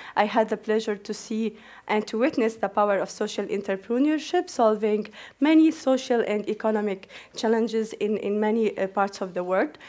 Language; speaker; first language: English; non-native, fluent; Arabic